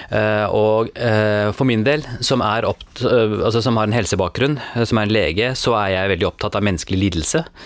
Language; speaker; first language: Norwegian; early bilingual, other home language; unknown